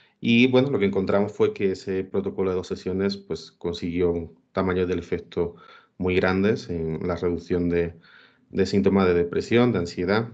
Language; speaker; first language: Spanish; native; Spanish